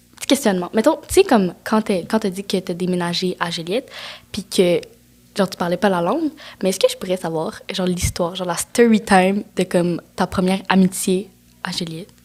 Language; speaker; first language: French; native; French